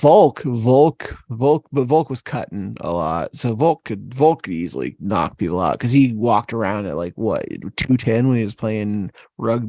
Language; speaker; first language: English; native; English